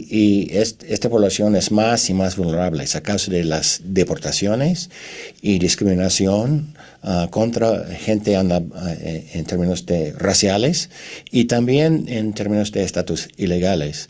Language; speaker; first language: Spanish; non-native, fluent; English